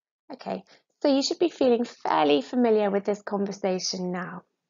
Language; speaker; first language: English; native; English